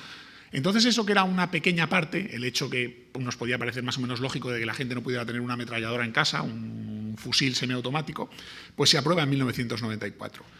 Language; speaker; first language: Spanish; native; Spanish